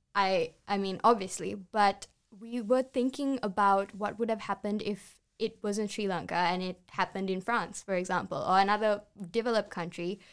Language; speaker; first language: English; non-native, local second language; Sinhala